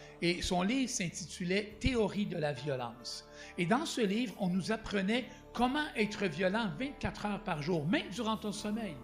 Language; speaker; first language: French; native; French